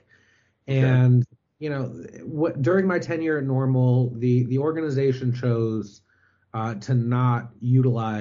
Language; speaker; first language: English; native; English